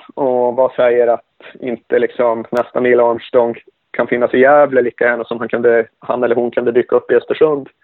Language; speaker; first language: Swedish; native; Swedish